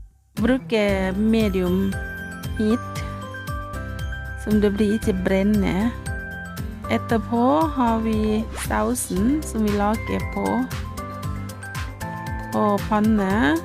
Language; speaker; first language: Norwegian; non-native, learner; Thai